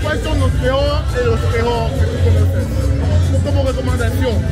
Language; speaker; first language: Spanish; non-native, learner; English